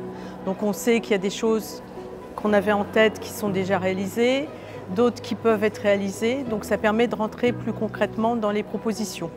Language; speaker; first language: French; native; French